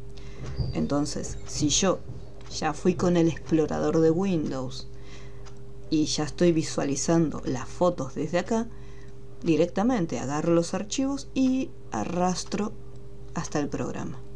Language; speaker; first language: Spanish; native; Spanish